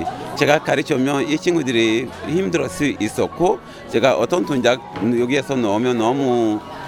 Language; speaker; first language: Korean; non-native, learner; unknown